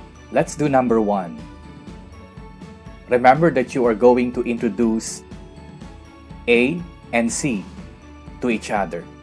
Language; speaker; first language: English; non-native, local second language; Filipino